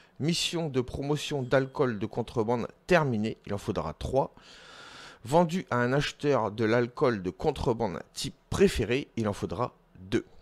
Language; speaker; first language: French; native; French